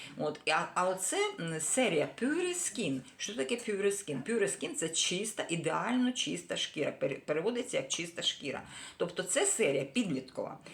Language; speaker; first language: Ukrainian; non-native, local second language; Russian